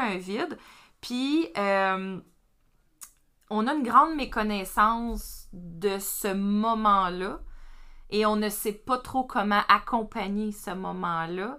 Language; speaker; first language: French; native; French